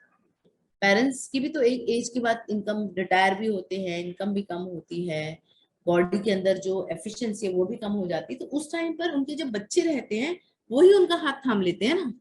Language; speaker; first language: Hindi; native; Hindi